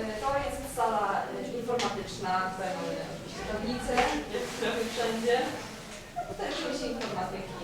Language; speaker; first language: Polish; non-native, learner; Ukrainian